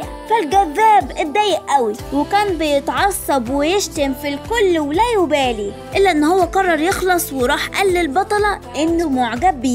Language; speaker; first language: Arabic; native; Arabic